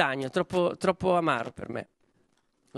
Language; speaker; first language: Italian; native; Italian